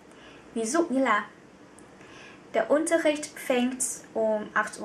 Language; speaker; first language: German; non-native, fluent; Vietnamese